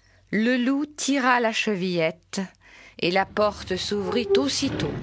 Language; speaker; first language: French; native; French